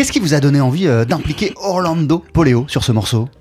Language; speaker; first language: French; native; French